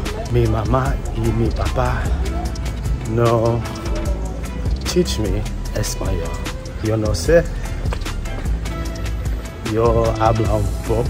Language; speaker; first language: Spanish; early bilingual, heritage; English